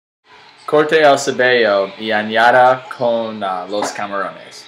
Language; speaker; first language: Spanish; non-native, learner; English